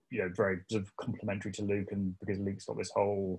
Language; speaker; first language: English; native; English